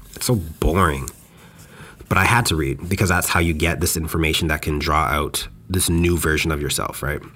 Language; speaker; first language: English; native; English